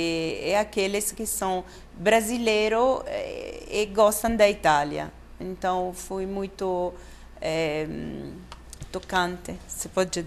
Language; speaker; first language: Portuguese; non-native, fluent; Italian